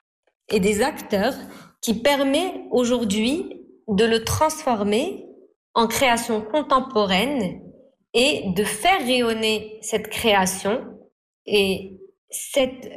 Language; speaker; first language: French; non-native, local second language; Arabic